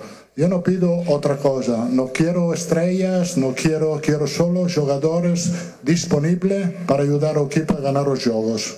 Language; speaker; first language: Portuguese; non-native, learner; Italian